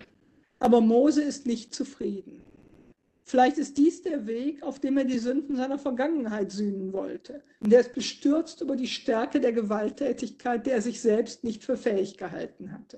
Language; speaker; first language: German; native; German